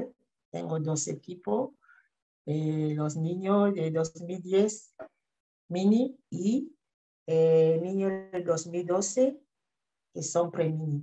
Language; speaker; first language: Spanish; non-native, fluent; French